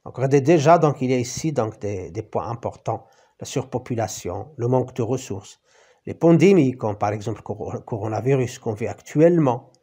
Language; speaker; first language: French; non-native, local second language; Arabic